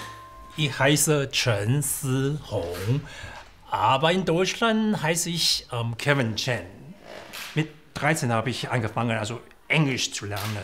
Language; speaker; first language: German; non-native, fluent; Chinese